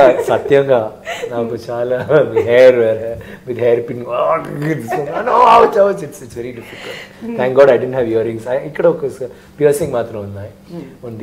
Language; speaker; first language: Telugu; non-native, learner; Tamil